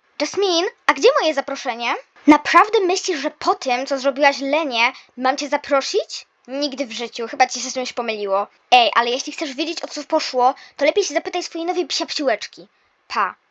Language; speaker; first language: Polish; native; Polish